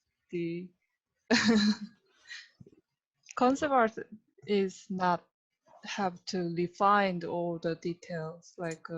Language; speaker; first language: English; non-native, learner; Korean